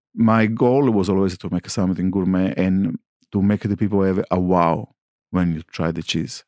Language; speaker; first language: English; non-native, learner; Italian